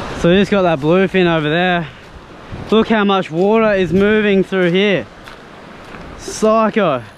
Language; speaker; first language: English; native; English